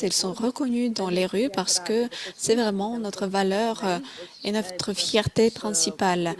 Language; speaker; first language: French; non-native, fluent; Russian